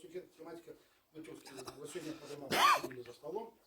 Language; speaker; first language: Russian; non-native, local second language; Tatar